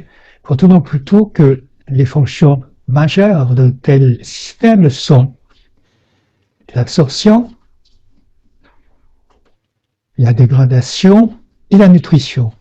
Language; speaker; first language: French; native; French